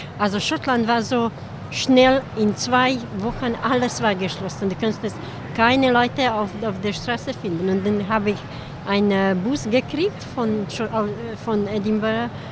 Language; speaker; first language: German; non-native, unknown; Hungarian